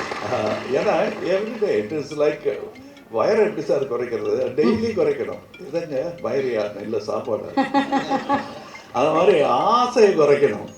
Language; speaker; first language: Tamil; native; Tamil